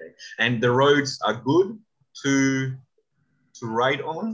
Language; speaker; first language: English; non-native, fluent; Spanish